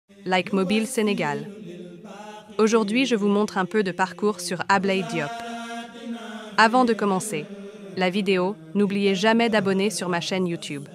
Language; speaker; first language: French; non-native, local second language; Wolof